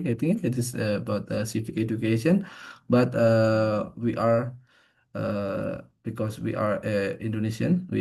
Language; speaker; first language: English; non-native, fluent; Indonesian